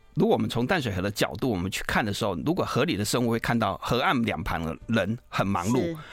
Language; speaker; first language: Chinese; native; Chinese